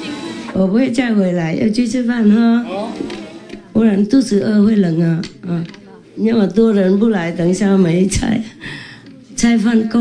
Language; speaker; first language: Chinese; non-native, fluent; Vietnamese